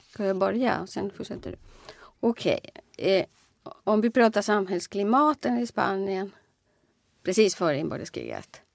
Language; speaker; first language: Swedish; non-native, fluent; Spanish